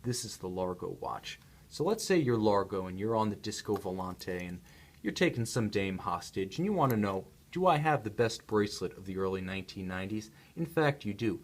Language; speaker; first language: English; native; English